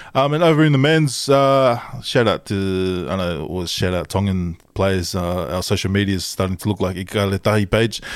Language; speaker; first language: English; early bilingual, other home language; Tongan